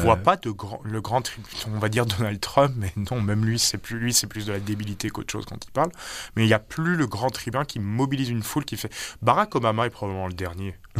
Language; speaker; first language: French; native; French